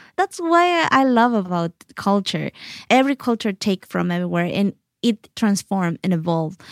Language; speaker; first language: English; non-native, fluent; Spanish